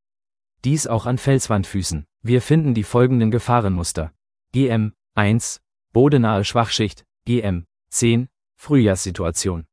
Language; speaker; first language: German; native; German